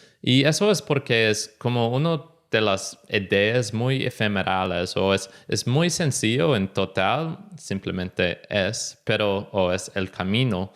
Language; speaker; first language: Spanish; non-native, fluent; English